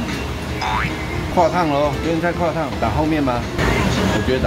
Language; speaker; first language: Chinese; native; Chinese